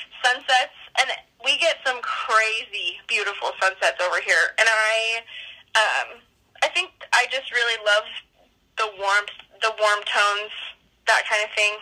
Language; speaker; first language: English; native; English